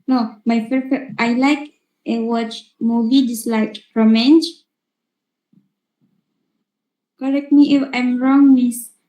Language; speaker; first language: English; non-native, learner; Indonesian